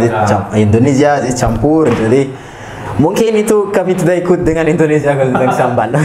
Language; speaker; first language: Indonesian; non-native, learner; Malagasy